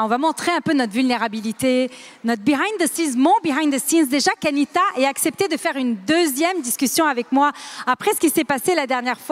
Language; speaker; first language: French; native; French